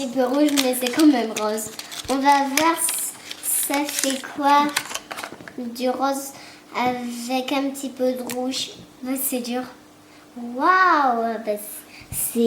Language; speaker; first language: French; native; French